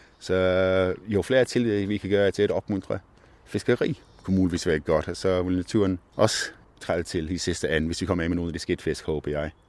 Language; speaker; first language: Danish; non-native, fluent; English